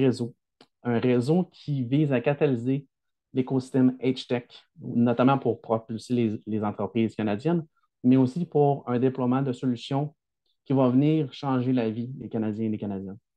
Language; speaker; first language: French; native; French